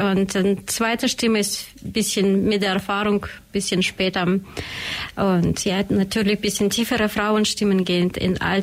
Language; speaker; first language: German; non-native, learner; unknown